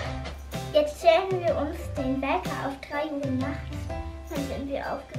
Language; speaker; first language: German; native; German